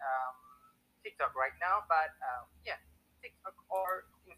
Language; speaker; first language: English; non-native, learner; Turkish